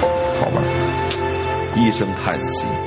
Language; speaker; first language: Chinese; native; Chinese